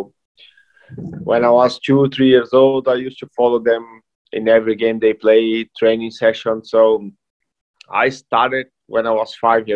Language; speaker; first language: English; non-native, fluent; Portuguese